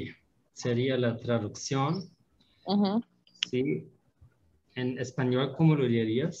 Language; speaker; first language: Spanish; non-native, fluent; German